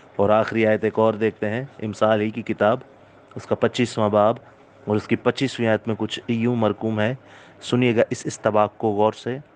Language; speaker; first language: Urdu; non-native, local second language; Punjabi